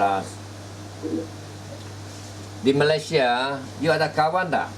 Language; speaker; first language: Malay; native; Malay